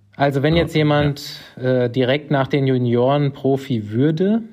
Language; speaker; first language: German; native; German